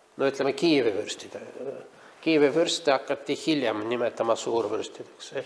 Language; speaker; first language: Estonian; non-native, local second language; Russian